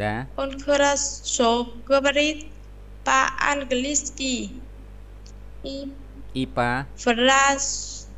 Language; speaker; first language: Russian; non-native, learner; Vietnamese